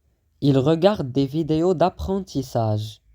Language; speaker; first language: French; non-native, fluent; Arabic